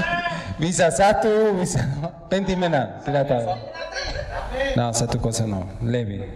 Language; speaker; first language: Indonesian; non-native, learner; Spanish